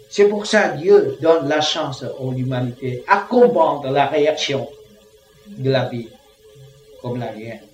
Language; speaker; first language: French; non-native, learner; Vietnamese